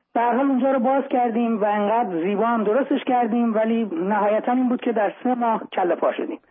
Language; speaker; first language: Persian; native; Persian